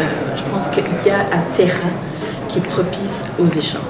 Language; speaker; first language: French; non-native, fluent; Tamil